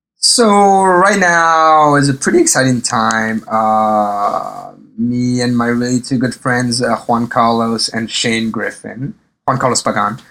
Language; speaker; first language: English; early bilingual, other home language; Arabic